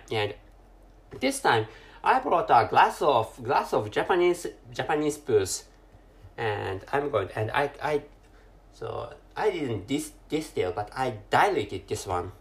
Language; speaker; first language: English; non-native, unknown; Japanese